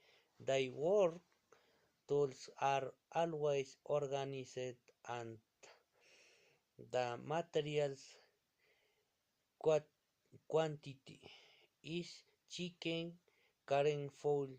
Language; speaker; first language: English; non-native, learner; Spanish